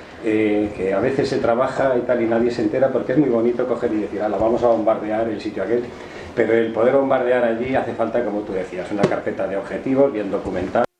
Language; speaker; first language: Spanish; native; Spanish